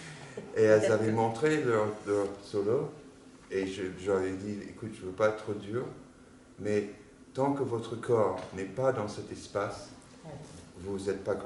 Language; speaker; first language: French; non-native, fluent; English